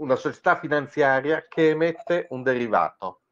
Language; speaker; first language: Italian; native; Italian